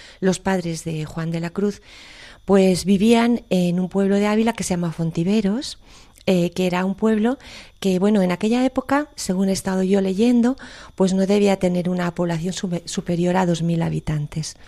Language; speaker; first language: Spanish; native; Spanish